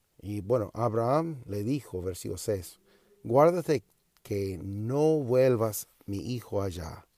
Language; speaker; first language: Spanish; non-native, learner; English